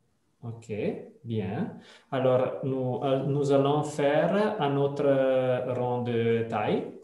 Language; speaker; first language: French; non-native, fluent; Italian